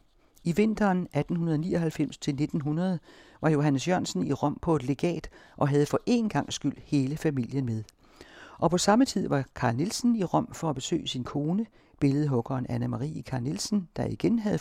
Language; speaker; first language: Danish; native; Danish